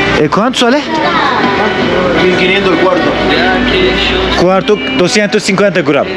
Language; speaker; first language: Spanish; non-native, learner; Turkish